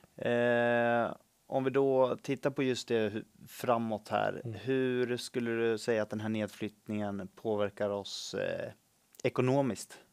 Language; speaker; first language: Swedish; native; Swedish